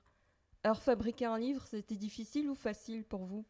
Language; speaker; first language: French; native; French